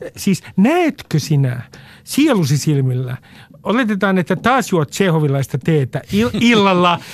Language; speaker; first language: Finnish; native; Finnish